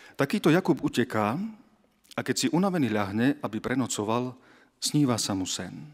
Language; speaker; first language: Slovak; native; Slovak